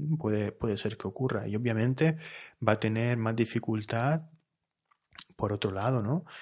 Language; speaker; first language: Spanish; native; Spanish